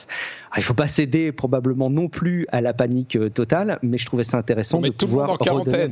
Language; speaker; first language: French; native; French